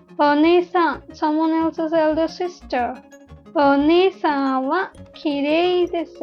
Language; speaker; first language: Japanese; non-native, learner; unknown